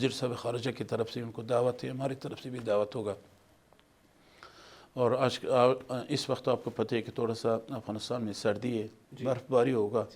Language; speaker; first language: Hindi; non-native, fluent; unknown